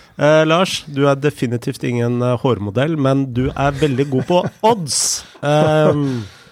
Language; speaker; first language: Norwegian; native; Norwegian